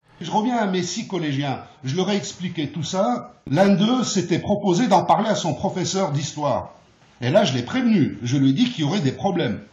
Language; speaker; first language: French; early bilingual, other home language; Arabic